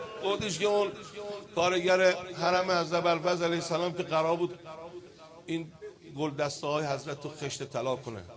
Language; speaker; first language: Persian; native; Persian